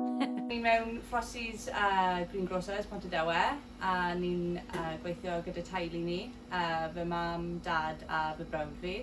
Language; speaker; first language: Welsh; non-native, local second language; English